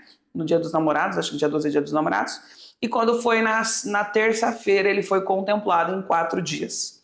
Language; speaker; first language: Portuguese; native; Portuguese